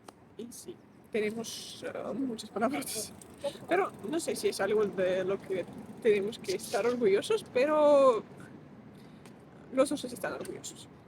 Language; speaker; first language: Spanish; non-native, fluent; Russian